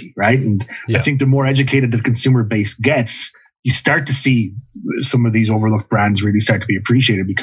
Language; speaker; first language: English; native; English